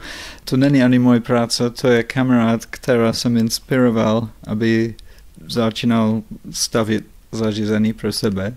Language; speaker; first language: Czech; non-native, fluent; English